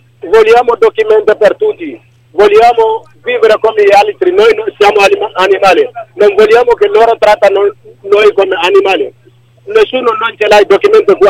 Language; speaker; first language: Italian; non-native, learner; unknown